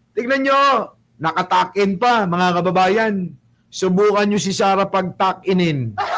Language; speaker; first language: Filipino; non-native, local second language; Pangasinan